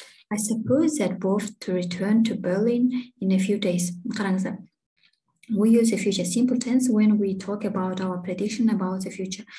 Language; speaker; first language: English; non-native, fluent; Kazakh